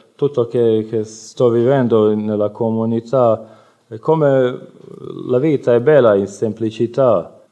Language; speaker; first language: Italian; non-native, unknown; Bosnian